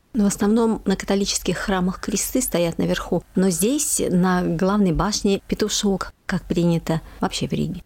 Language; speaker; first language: Russian; native; Russian